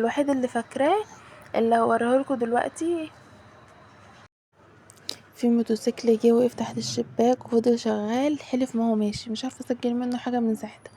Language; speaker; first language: Arabic; native; Arabic